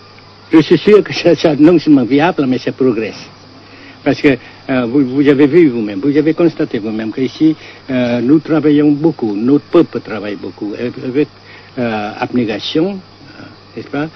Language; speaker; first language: French; non-native, fluent; Vietnamese